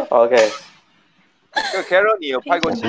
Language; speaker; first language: Chinese; native; Chinese